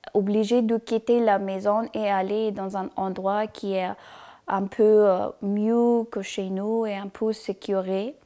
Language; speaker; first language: French; non-native, fluent; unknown